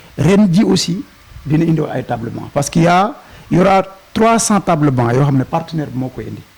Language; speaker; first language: Wolof; non-native, local second language; Serer